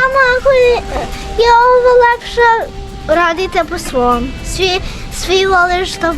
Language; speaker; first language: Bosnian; early bilingual, heritage; Serbian